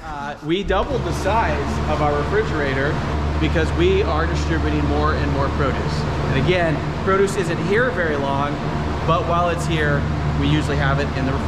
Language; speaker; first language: English; native; English